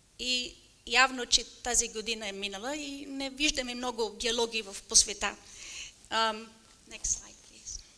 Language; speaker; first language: Bulgarian; non-native, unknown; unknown